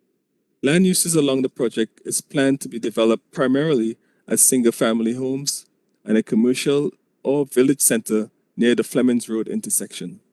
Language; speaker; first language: English; native; English